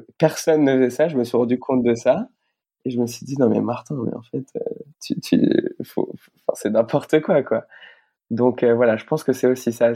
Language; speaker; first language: French; native; French